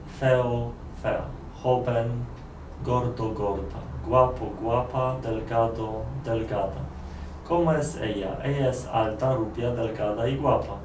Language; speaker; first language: Spanish; non-native, learner; Polish